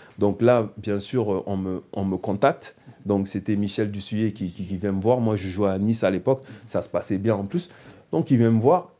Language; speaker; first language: French; native; French